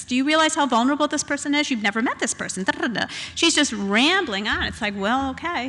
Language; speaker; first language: English; native; English